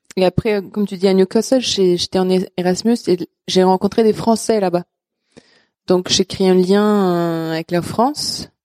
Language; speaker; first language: French; non-native, fluent; Swedish